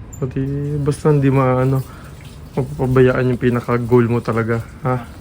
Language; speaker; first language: Filipino; native; Filipino